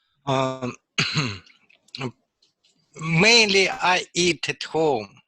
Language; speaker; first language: English; non-native, learner; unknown